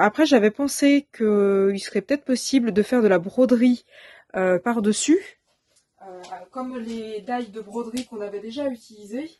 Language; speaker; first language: French; native; French